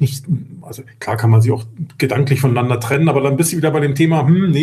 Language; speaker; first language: German; native; German